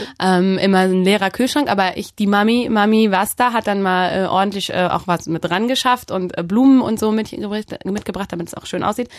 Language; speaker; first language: German; native; German